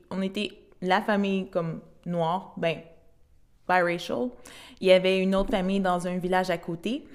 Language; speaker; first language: French; native; French